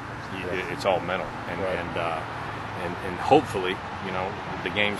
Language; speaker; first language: English; native; English